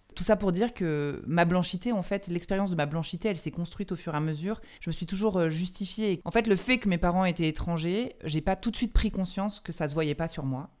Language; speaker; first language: French; early bilingual, other home language; Polish